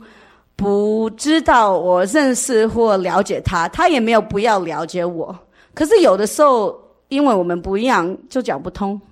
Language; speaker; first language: Chinese; early bilingual, heritage; English